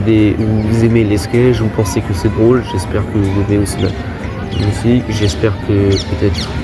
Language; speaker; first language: French; early bilingual, other home language; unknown